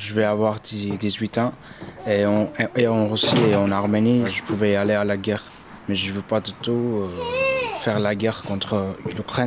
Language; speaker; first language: French; non-native, learner; Armenian